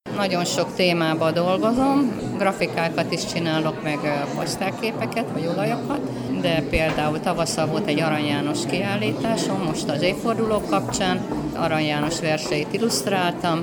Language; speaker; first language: Hungarian; native; Hungarian